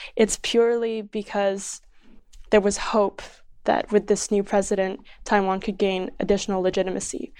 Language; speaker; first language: English; early bilingual, other home language; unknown